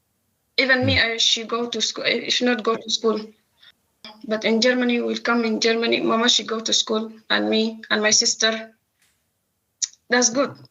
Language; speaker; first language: English; non-native, local second language; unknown